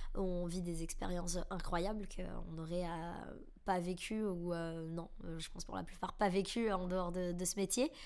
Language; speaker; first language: French; native; French